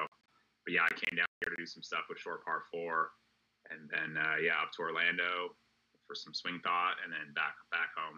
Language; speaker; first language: English; native; English